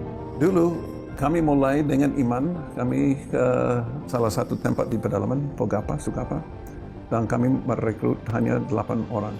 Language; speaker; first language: Indonesian; non-native, fluent; English